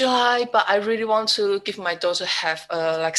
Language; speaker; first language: English; non-native, fluent; Chinese